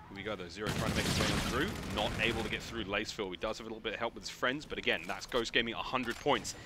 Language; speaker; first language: English; native; English